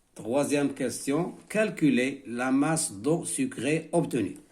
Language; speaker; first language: French; non-native, local second language; Arabic